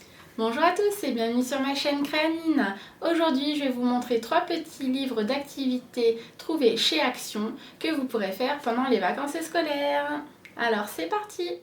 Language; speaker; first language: French; native; French